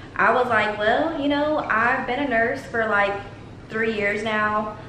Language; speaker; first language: English; native; English